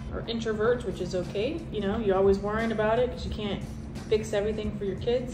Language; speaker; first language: English; native; English